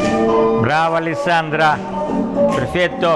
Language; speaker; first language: Italian; non-native, learner; Russian